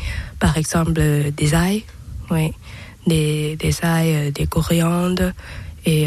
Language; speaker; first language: French; non-native, learner; Thai